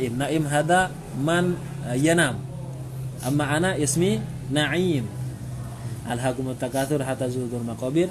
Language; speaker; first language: Arabic; non-native, fluent; Indonesian